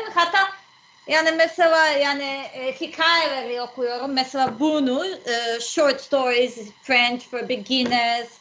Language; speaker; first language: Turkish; non-native, learner; Serbian